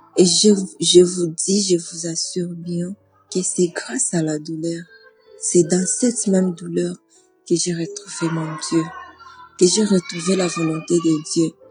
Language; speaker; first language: French; non-native, local second language; Swahili